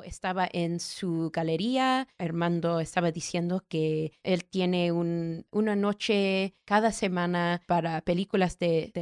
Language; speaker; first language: Spanish; non-native, learner; English